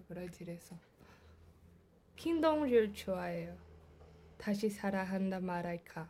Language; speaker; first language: Korean; non-native, learner; Portuguese